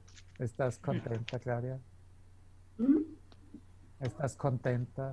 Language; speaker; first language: Spanish; non-native, fluent; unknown